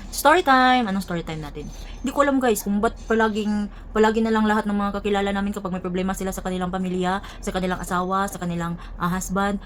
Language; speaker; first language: Filipino; non-native, local second language; Cebuano